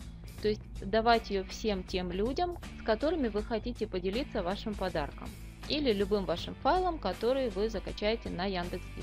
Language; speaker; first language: Russian; native; Russian